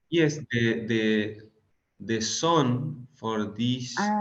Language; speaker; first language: English; non-native, learner; Spanish